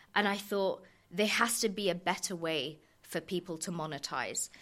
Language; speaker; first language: English; native; English